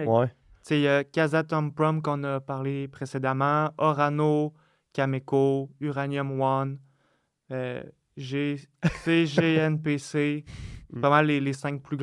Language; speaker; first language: French; native; French